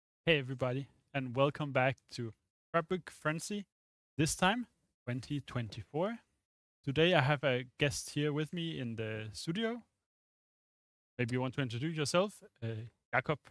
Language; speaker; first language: English; non-native, fluent; Danish